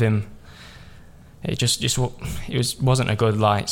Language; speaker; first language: English; native; English